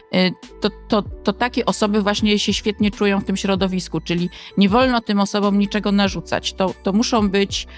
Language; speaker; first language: Polish; native; Polish